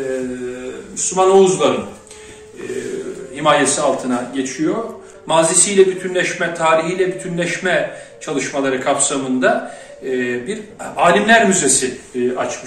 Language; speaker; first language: Turkish; native; Turkish